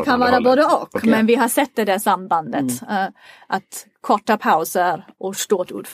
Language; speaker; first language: Swedish; non-native, fluent; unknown